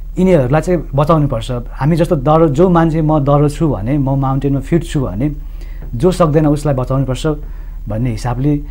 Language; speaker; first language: Nepali; non-native, local second language; Sherpa